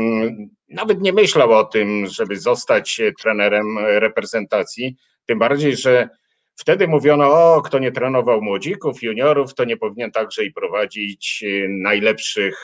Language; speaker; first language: Polish; native; Polish